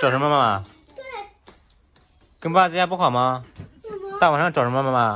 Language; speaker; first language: Chinese; native; Chinese